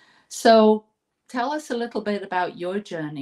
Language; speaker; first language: English; native; English